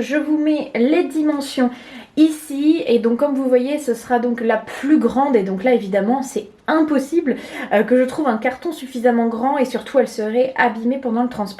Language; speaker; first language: French; native; French